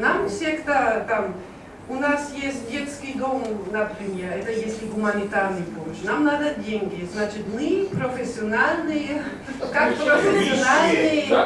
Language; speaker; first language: Russian; non-native, learner; German